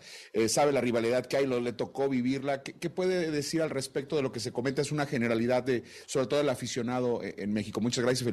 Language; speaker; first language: Spanish; native; Spanish